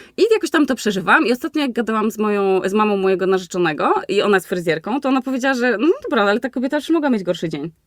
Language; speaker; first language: Polish; native; Polish